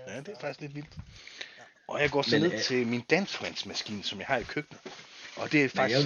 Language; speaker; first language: Danish; native; Danish